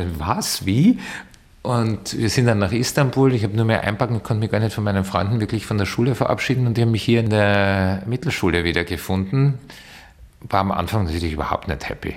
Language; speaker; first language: German; early bilingual, other home language; Turkish